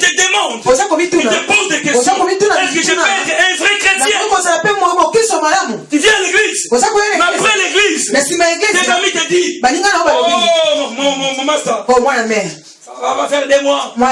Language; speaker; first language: French; non-native, local second language; Lingala